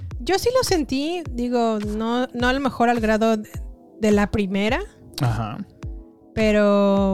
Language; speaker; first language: Spanish; native; Spanish